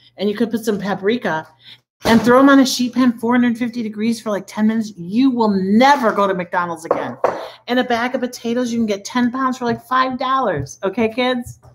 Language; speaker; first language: English; native; English